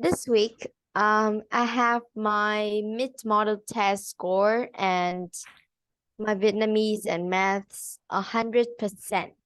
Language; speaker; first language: English; non-native, learner; Vietnamese